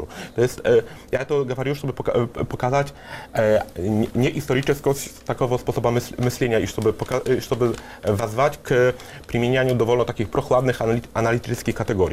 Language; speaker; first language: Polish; non-native, learner; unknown